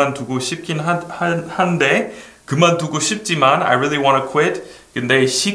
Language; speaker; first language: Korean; non-native, fluent; English